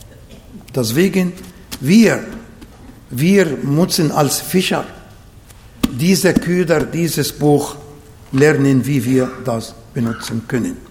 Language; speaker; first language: German; non-native, fluent; Arabic